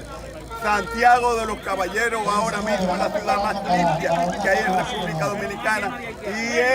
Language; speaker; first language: Spanish; native; Spanish